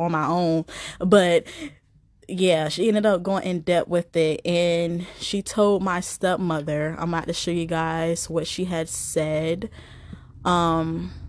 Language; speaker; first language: English; native; English